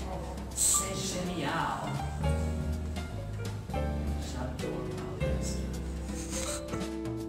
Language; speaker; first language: French; non-native, learner; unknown